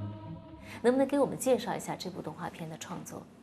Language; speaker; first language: Chinese; native; Chinese